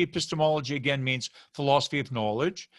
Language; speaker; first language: English; native; English